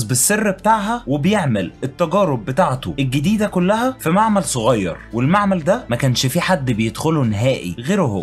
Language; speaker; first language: Arabic; native; Arabic